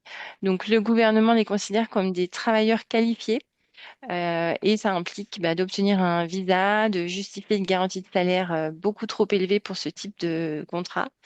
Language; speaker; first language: French; native; French